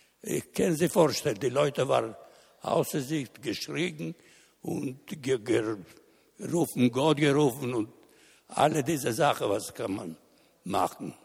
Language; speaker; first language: German; non-native, learner; Italian